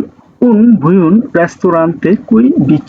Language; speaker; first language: Italian; non-native, learner; Bangla